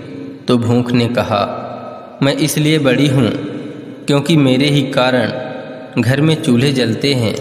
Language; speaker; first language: Hindi; native; Hindi